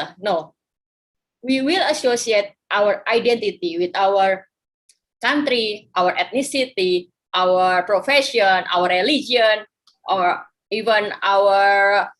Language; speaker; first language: English; non-native, fluent; Indonesian